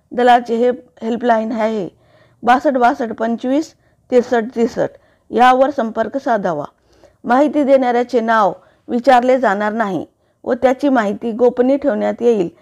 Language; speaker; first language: Marathi; non-native, local second language; Urdu